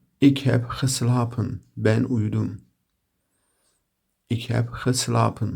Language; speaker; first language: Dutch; non-native, learner; Turkish